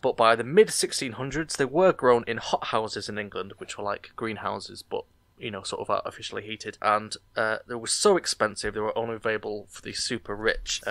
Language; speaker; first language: English; native; English